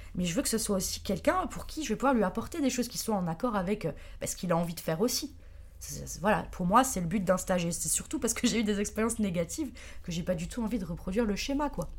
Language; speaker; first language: French; native; French